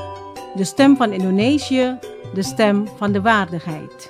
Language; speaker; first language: Dutch; non-native, fluent; Indonesian